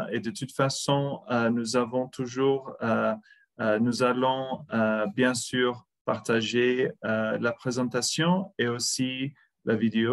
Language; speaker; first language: French; non-native, fluent; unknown